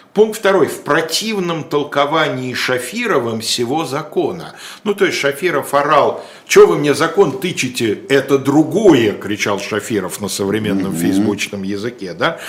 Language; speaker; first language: Russian; native; Russian